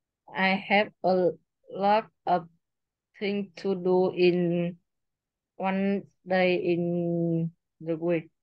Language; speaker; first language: English; non-native, learner; Vietnamese